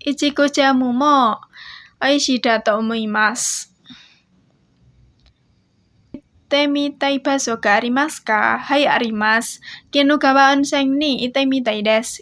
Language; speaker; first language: Japanese; non-native, learner; Indonesian